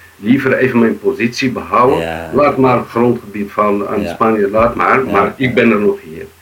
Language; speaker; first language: Dutch; non-native, fluent; Arabic